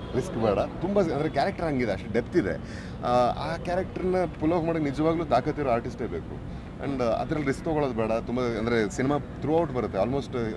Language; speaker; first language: Kannada; native; Kannada